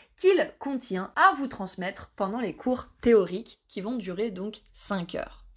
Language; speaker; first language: French; native; French